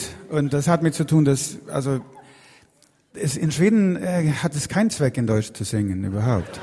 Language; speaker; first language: German; non-native, learner; Swedish